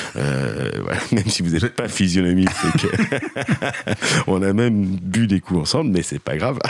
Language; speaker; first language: French; native; French